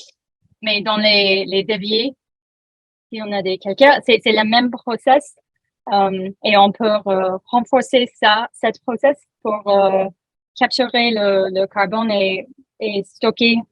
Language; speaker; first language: French; non-native, learner; English